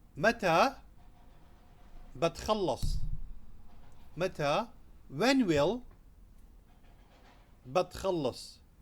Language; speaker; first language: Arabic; non-native, fluent; Urdu